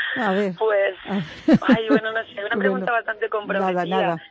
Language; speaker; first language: Spanish; native; Spanish